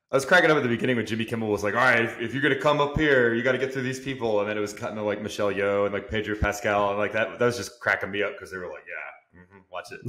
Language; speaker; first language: English; native; English